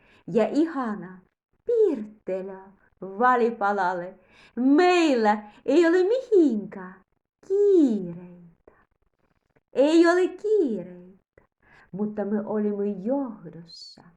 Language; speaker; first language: Finnish; non-native, learner; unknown